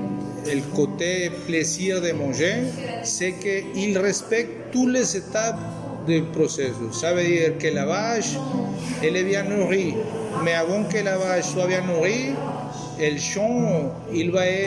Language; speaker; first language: French; non-native, fluent; Spanish